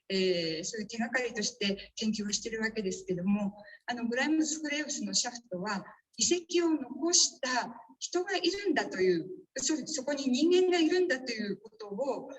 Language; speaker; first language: Japanese; native; Japanese